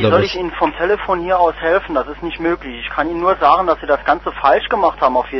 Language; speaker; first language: German; native; German